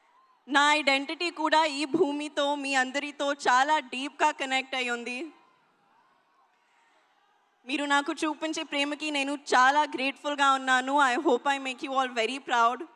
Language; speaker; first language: Telugu; non-native, learner; Hindi